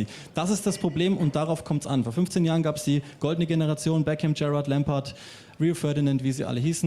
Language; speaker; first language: German; native; German